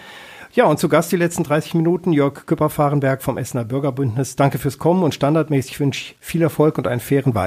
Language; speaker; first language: German; native; German